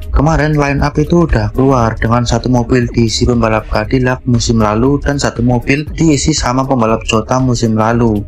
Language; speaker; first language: Indonesian; native; Indonesian